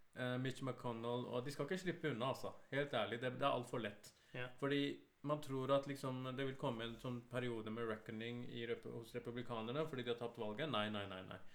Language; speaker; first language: Norwegian; early bilingual, other home language; Urdu